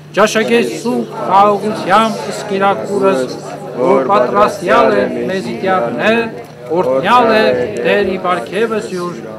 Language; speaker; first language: Armenian; native; Armenian